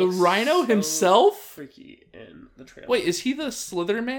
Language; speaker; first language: English; native; English